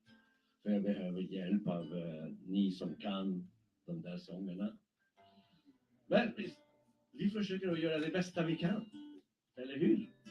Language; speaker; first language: Swedish; non-native, fluent; Spanish